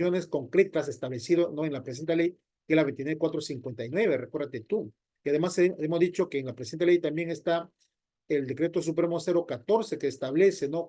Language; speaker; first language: Spanish; native; Spanish